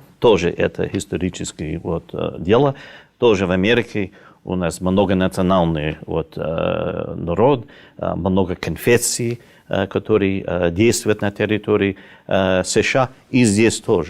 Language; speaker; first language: Russian; non-native, fluent; English